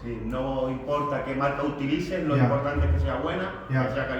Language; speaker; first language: Spanish; native; Spanish